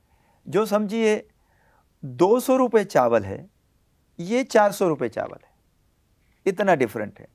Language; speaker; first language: Hindi; native; Hindi